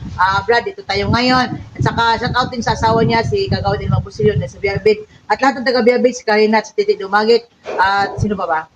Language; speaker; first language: Filipino; non-native, local second language; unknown